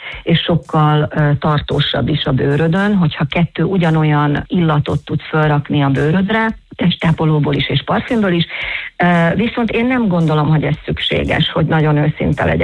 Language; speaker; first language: Hungarian; native; Hungarian